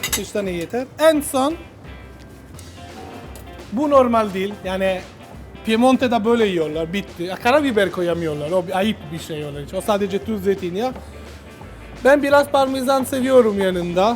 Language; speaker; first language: Turkish; non-native, learner; Italian